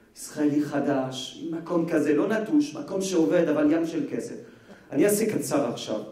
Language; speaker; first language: Hebrew; non-native, fluent; French